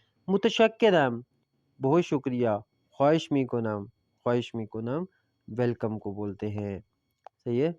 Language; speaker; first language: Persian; non-native, fluent; Urdu